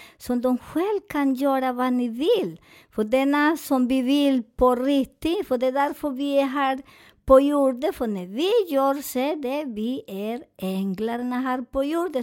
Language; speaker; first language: Swedish; non-native, fluent; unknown